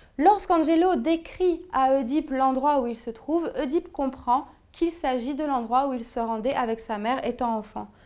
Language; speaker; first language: French; native; French